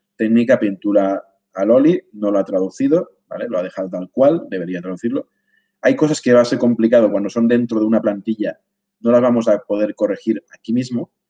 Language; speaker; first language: Spanish; non-native, local second language; Catalan